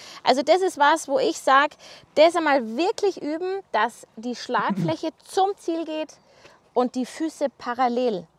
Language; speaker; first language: German; native; German